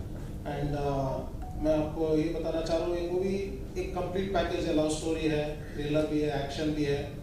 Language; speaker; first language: Hindi; non-native, local second language; Kannada